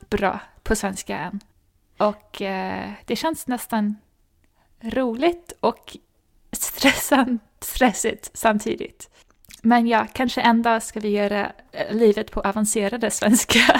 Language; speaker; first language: Swedish; non-native, fluent; English